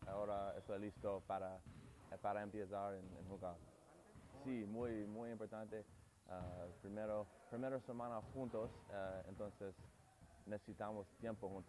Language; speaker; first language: Spanish; non-native, learner; English